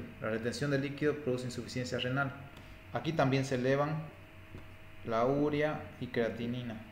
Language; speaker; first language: Spanish; native; Spanish